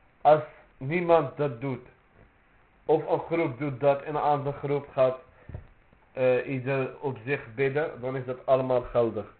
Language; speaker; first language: Dutch; early bilingual, other home language; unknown